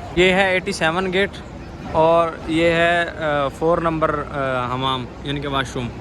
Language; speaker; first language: Urdu; non-native, local second language; Punjabi